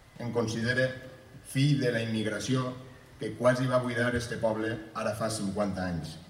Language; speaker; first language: Catalan; native; Catalan